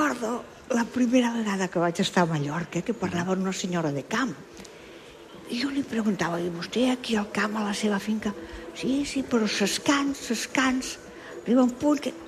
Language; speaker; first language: Catalan; non-native, local second language; Spanish